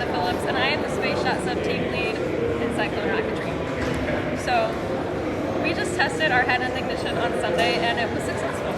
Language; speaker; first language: English; native; English